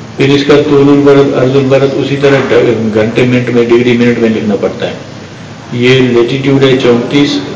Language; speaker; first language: Urdu; non-native, local second language; Pashto